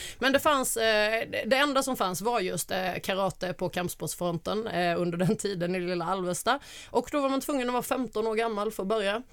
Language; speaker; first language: Swedish; native; Swedish